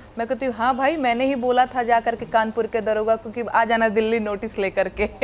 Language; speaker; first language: Hindi; non-native, local second language; Bhojpuri